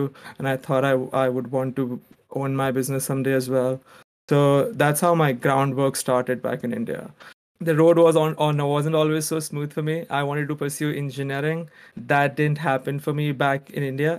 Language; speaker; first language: English; non-native, local second language; Gujarati